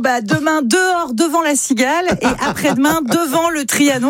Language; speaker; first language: French; native; French